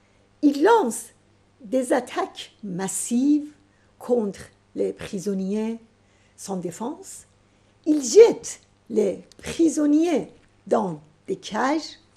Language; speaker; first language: French; non-native, fluent; Persian